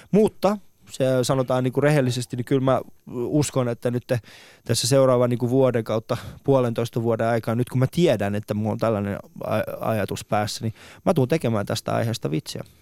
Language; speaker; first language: Finnish; early bilingual, other home language; Persian